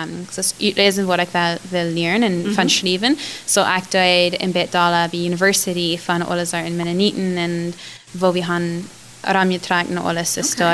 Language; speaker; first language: German; non-native, learner; Plautdietsch